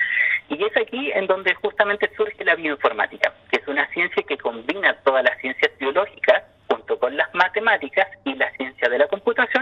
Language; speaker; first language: Spanish; native; Spanish